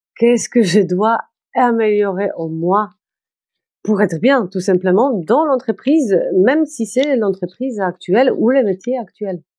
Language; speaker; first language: French; non-native, fluent; Polish